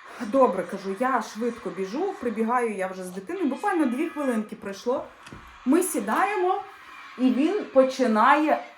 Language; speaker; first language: Ukrainian; non-native, local second language; Russian